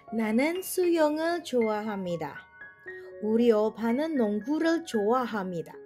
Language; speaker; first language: Korean; non-native, fluent; Indonesian